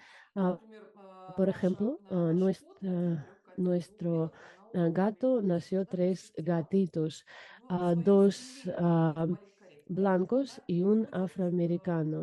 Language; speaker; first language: Spanish; non-native, fluent; Russian